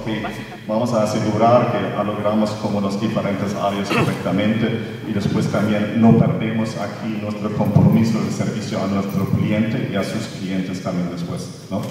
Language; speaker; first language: Spanish; non-native, fluent; German